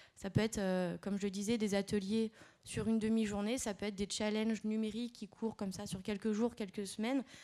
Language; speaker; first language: French; native; French